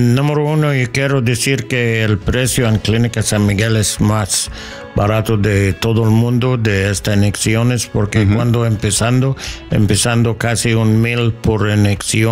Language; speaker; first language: Spanish; non-native, learner; English